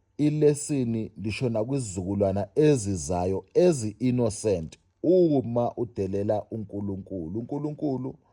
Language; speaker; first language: Zulu; non-native, local second language; Xhosa